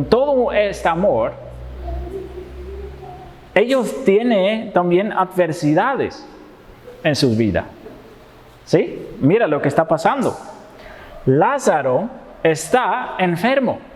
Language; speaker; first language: Spanish; non-native, fluent; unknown